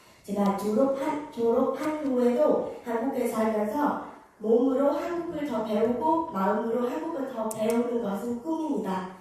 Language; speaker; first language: Korean; non-native, fluent; Vietnamese